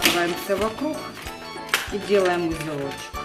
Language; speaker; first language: Russian; native; Russian